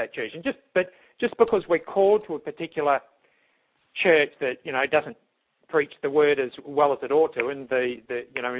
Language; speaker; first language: English; native; English